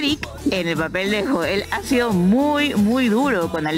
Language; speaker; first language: Spanish; native; Spanish